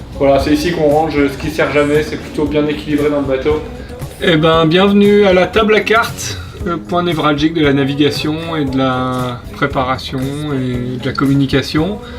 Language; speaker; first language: French; native; French